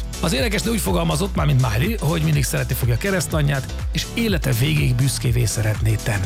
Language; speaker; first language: Hungarian; native; Hungarian